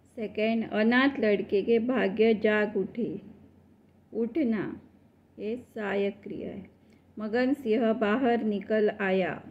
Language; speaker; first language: Hindi; non-native, local second language; Marathi